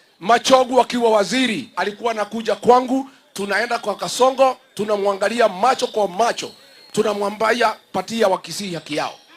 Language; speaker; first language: Swahili; non-native, local second language; Kikuyu